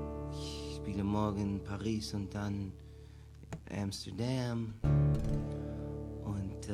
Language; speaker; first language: German; non-native, learner; English